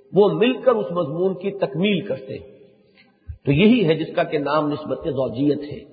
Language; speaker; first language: Urdu; native; Urdu